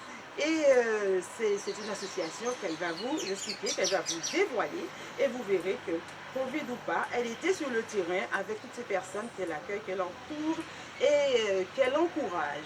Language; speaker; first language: French; native; French